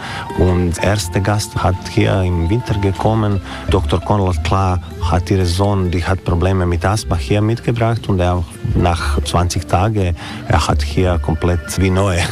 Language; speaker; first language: German; non-native, learner; Croatian